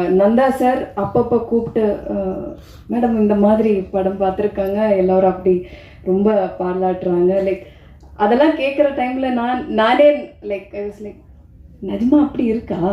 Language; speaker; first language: Tamil; non-native, fluent; Malayalam